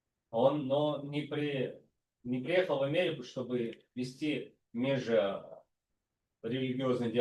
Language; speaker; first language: Russian; native; Russian